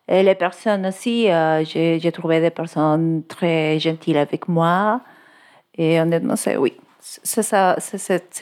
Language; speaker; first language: French; non-native, learner; Spanish